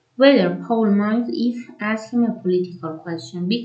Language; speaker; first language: English; non-native, fluent; Persian